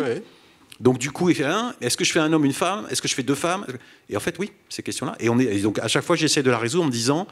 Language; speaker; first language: French; native; French